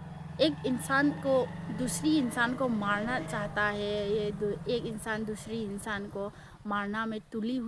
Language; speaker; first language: Hindi; non-native, local second language; Manipuri